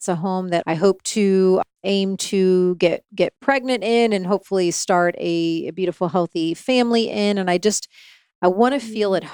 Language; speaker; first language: English; native; English